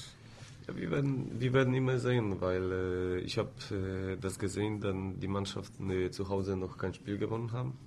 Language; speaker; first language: German; non-native, fluent; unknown